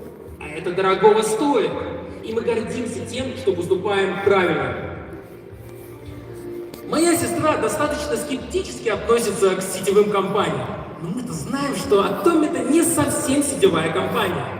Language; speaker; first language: Russian; native; Russian